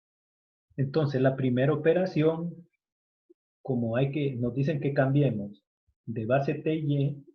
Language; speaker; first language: Spanish; native; Spanish